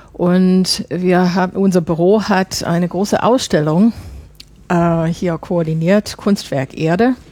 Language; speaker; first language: German; non-native, fluent; English